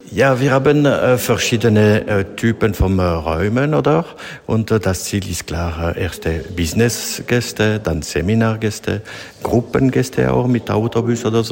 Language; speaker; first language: German; non-native, local second language; French